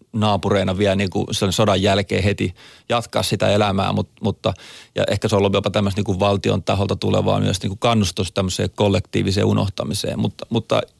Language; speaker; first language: Finnish; native; Finnish